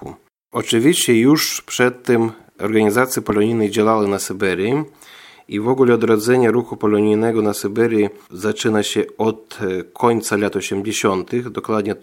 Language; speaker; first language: Polish; non-native, fluent; Russian